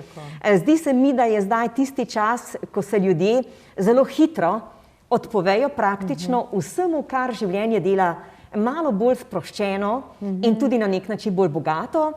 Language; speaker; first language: Slovenian; native; Slovenian